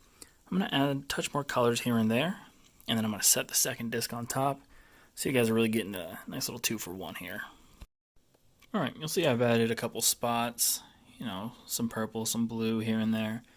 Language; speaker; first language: English; native; English